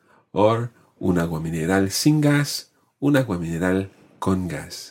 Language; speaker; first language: Spanish; non-native, fluent; English